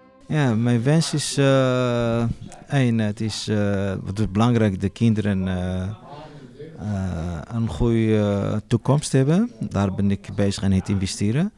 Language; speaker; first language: Dutch; non-native, local second language; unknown